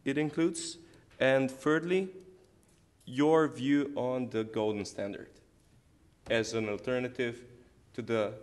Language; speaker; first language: English; non-native, fluent; Slovenian